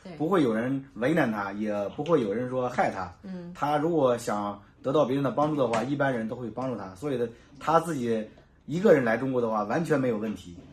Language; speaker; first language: Chinese; native; Chinese